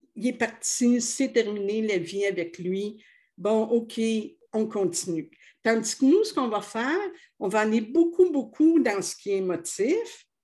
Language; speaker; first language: French; native; French